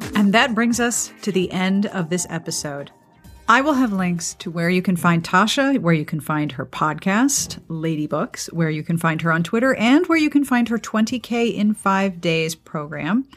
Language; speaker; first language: English; native; English